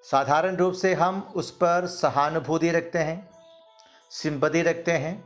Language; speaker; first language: Hindi; non-native, local second language; Malayalam